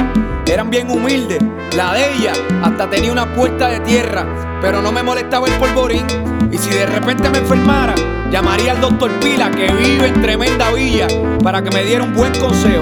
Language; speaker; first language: Spanish; native; Spanish